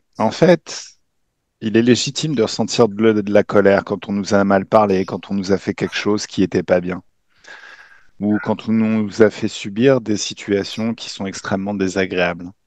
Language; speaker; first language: French; native; French